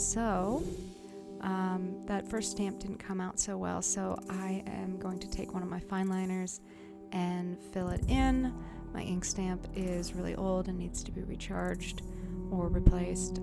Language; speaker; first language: English; native; English